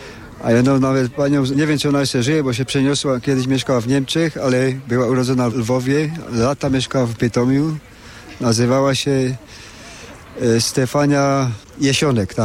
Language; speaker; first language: Polish; native; Polish